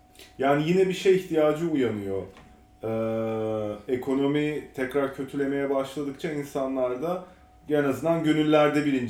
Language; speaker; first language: Turkish; native; Turkish